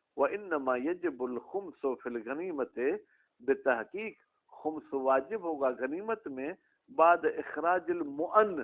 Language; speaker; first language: Urdu; non-native, local second language; Sindhi